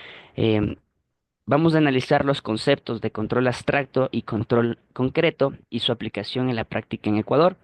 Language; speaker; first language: Spanish; native; Spanish